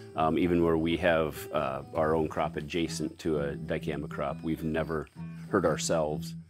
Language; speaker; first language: English; native; English